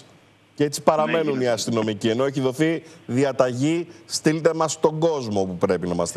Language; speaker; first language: Greek; native; Greek